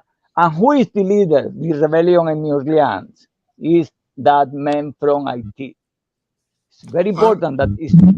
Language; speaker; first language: English; non-native, learner; Spanish